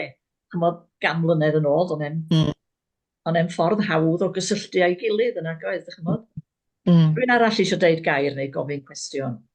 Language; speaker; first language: Welsh; native; Welsh